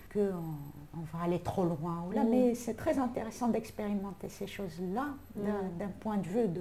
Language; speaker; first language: French; non-native, local second language; Arabic